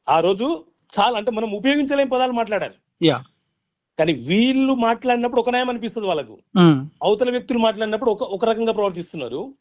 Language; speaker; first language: Telugu; native; Telugu